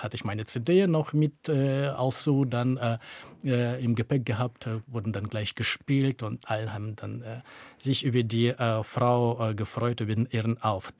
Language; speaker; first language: German; native; German